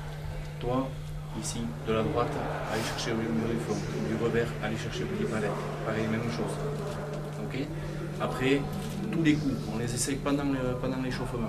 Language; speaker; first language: French; native; French